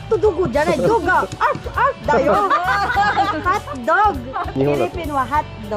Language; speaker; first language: Japanese; non-native, learner; Filipino